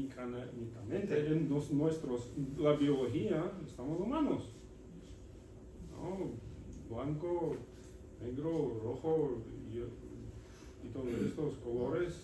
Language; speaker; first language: Spanish; non-native, learner; Russian